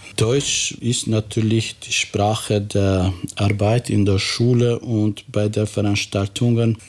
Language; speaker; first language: German; non-native, fluent; Albanian